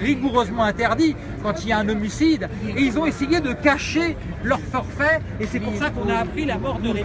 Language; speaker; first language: French; native; French